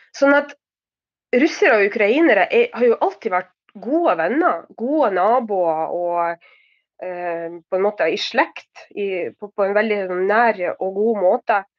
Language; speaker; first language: Norwegian; non-native, fluent; Russian